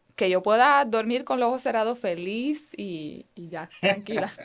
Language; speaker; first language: Spanish; non-native, fluent; Romanian